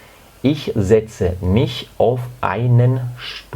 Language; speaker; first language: German; non-native, fluent; Spanish